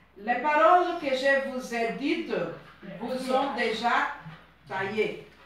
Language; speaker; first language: French; non-native, fluent; Portuguese